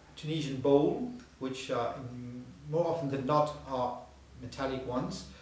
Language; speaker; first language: English; non-native, fluent; Spanish